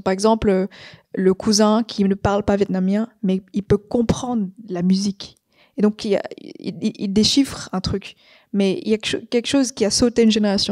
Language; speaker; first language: French; non-native, fluent; Vietnamese